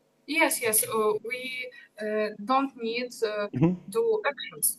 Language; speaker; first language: English; non-native, learner; Russian